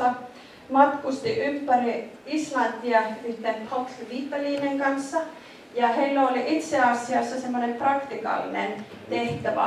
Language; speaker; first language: Finnish; non-native, fluent; Icelandic